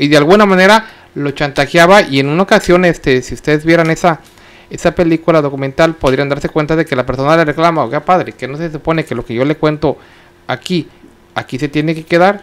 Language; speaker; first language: Spanish; native; Spanish